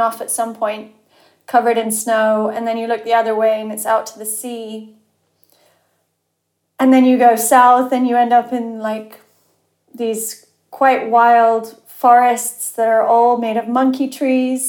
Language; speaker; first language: English; native; English